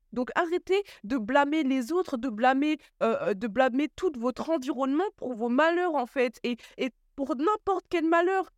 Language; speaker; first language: French; early bilingual, other home language; Bambara